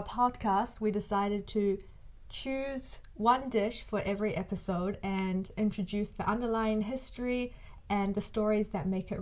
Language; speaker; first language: English; native; English